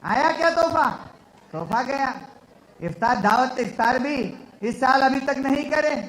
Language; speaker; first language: Hindi; non-native, local second language; Telugu